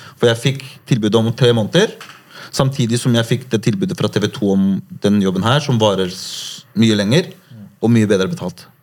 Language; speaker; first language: Norwegian; early bilingual, other home language; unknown